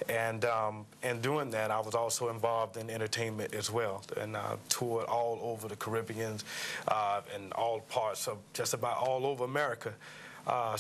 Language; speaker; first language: English; native; English